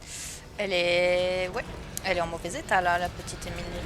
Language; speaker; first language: French; native; French